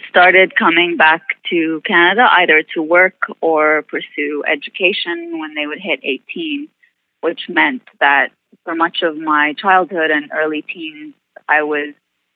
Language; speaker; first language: English; non-native, fluent; Arabic